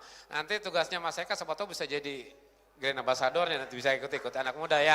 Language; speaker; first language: Indonesian; native; Indonesian